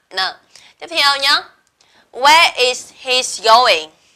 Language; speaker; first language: English; non-native, fluent; Vietnamese